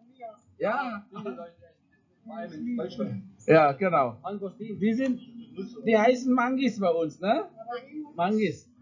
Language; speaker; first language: German; non-native, fluent; Indonesian